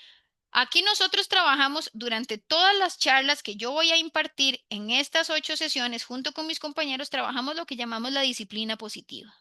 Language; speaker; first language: Spanish; native; Spanish